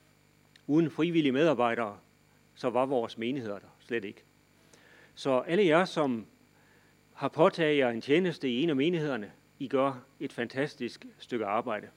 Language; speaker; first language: Danish; native; Danish